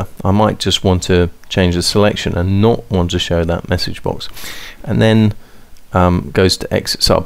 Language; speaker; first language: English; native; English